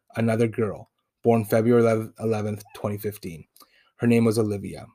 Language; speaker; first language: English; non-native, fluent; Spanish